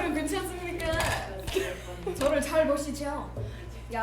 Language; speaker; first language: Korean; non-native, learner; English